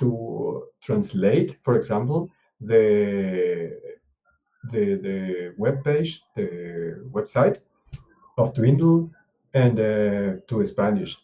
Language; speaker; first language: English; non-native, learner; Spanish